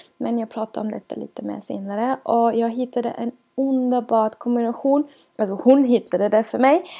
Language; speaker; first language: Swedish; non-native, fluent; German